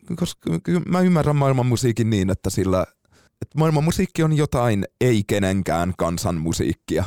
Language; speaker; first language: Finnish; native; Finnish